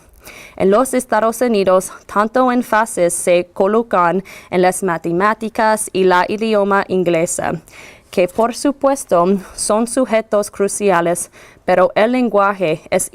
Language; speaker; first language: Spanish; non-native, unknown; English